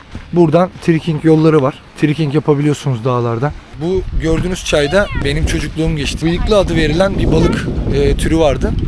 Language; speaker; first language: Turkish; native; Turkish